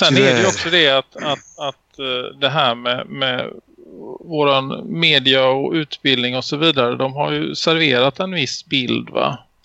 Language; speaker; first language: Swedish; native; Swedish